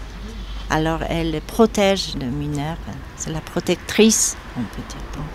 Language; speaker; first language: French; non-native, fluent; Polish